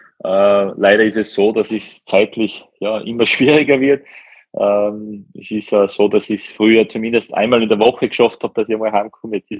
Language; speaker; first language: German; native; German